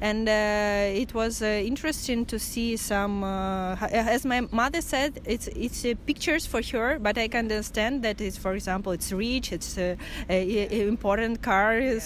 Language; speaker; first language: English; non-native, fluent; Russian